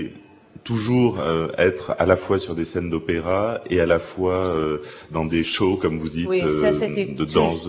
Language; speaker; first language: French; native; French